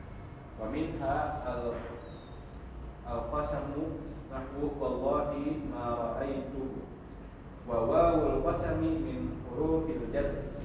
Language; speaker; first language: Arabic; non-native, learner; Indonesian